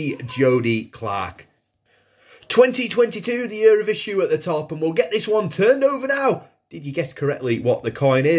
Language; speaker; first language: English; native; English